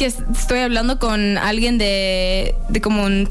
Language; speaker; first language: Spanish; non-native, learner; English